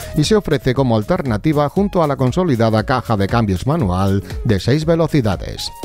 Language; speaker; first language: Spanish; native; Spanish